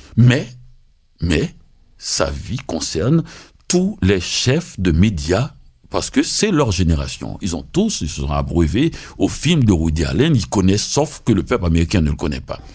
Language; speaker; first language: French; non-native, local second language; Haitian Creole